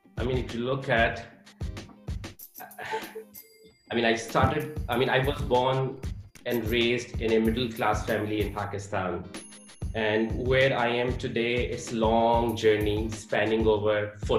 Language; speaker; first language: English; non-native, local second language; Urdu